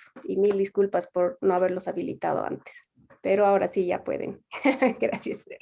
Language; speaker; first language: Spanish; native; Spanish